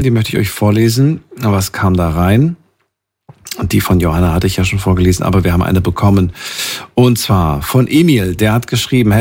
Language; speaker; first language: German; native; German